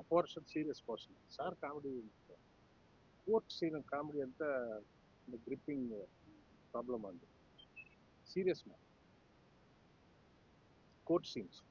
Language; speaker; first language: Kannada; non-native, learner; Telugu